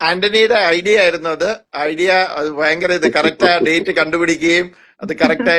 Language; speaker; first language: Malayalam; native; Malayalam